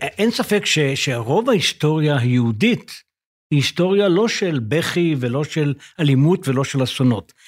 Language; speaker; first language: Hebrew; native; Hebrew